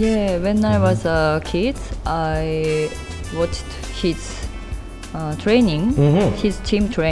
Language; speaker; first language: English; non-native, learner; Japanese